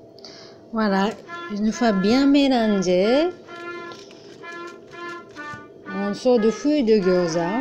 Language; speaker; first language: French; non-native, learner; Japanese